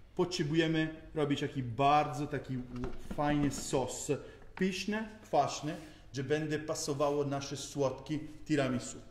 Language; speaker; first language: Polish; non-native, learner; Italian